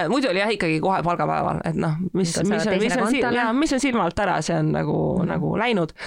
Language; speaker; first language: Estonian; native; Estonian